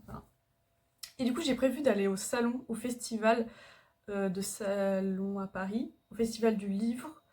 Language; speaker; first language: French; native; French